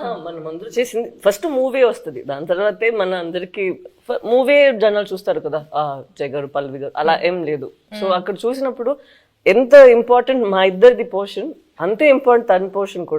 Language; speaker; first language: Telugu; non-native, fluent; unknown